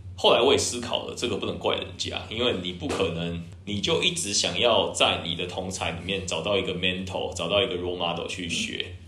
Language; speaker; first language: Chinese; native; Chinese